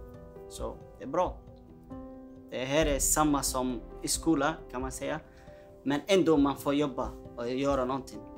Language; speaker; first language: Swedish; non-native, fluent; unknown